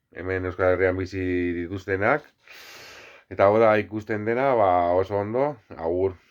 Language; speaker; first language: Basque; non-native, local second language; Spanish